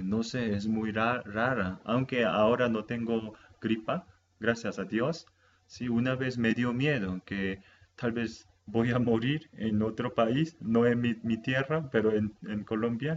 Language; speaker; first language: Spanish; non-native, fluent; Japanese